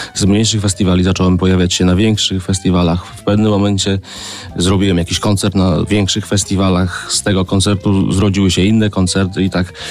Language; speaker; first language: Polish; native; Polish